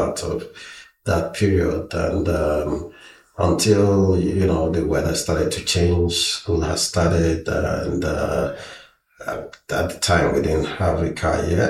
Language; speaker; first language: English; non-native, local second language; Igbo